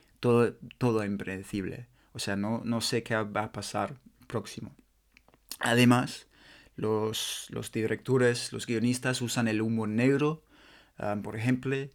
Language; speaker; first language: Spanish; non-native, learner; English